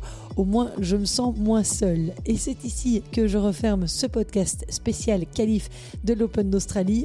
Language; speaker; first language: French; native; French